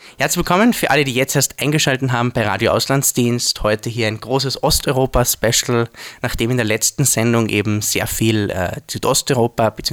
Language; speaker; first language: German; native; German